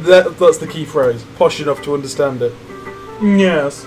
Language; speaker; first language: English; native; English